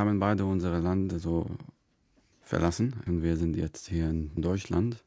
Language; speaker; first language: German; non-native, fluent; Arabic